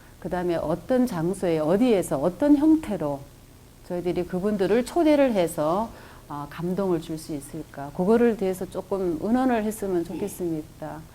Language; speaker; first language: Korean; native; Korean